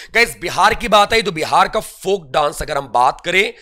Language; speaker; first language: Hindi; native; Hindi